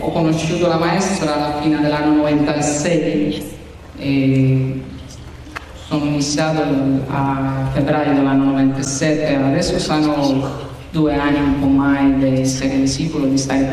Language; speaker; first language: Italian; non-native, learner; Spanish